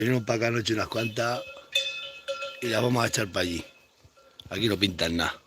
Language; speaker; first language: Spanish; native; Spanish